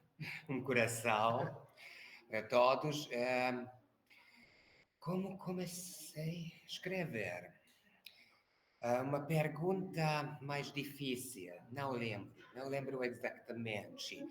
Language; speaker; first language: Portuguese; non-native, learner; Hungarian